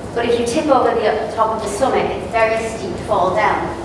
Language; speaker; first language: English; native; English